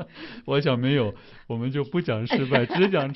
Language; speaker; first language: Chinese; native; Chinese